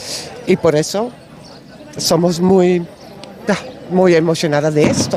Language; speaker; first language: Spanish; non-native, learner; Dutch